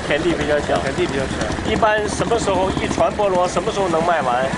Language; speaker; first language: Chinese; native; Chinese